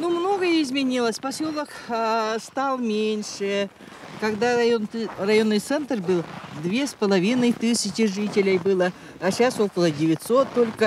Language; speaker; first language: Russian; non-native, local second language; Yakut